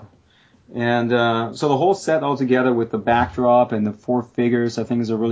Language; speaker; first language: English; non-native, fluent; German